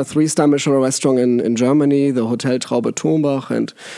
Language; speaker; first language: English; non-native, fluent; German